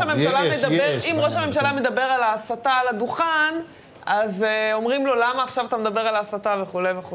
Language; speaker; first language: Hebrew; native; Hebrew